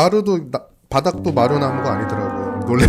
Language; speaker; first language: Korean; native; Korean